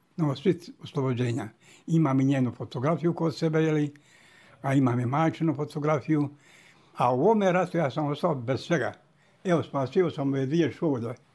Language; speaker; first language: Serbian; native; Serbian